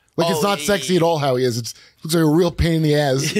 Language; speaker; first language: English; native; English